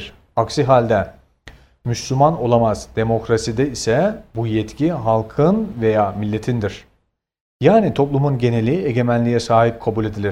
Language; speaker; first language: Turkish; native; Turkish